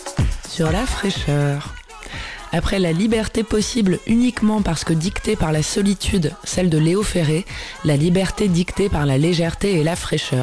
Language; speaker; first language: French; native; French